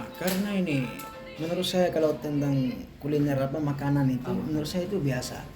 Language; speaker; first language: Indonesian; non-native, fluent; Thai